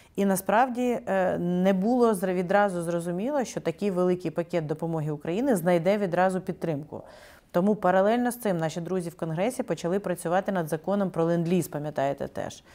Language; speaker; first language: Ukrainian; native; Ukrainian